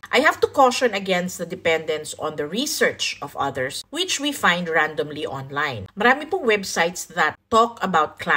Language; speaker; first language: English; non-native, local second language; Filipino